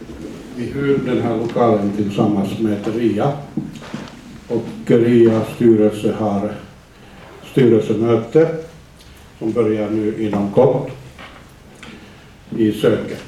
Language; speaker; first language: Swedish; non-native, fluent; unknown